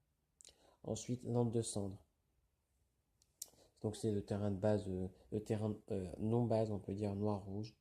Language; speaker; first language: French; native; French